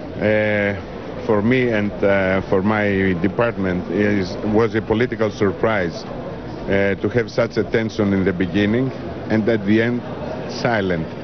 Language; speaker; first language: English; non-native, fluent; Greek